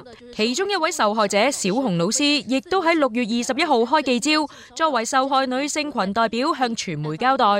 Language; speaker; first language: Chinese; native; Chinese